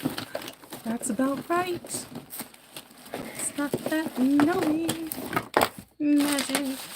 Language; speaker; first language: English; native; English